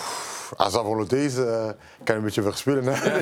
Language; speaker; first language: Dutch; non-native, local second language; French